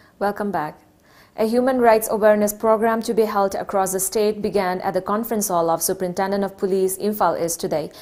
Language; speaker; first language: English; non-native, local second language; Manipuri